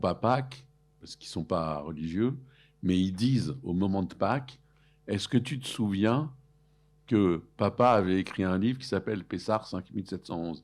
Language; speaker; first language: French; early bilingual, other home language; Arabic